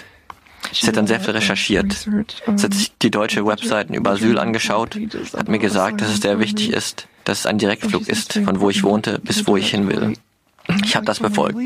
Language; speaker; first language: German; non-native, fluent; English